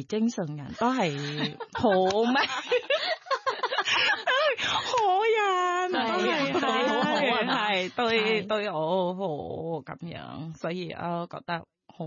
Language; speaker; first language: Cantonese; non-native, learner; Thai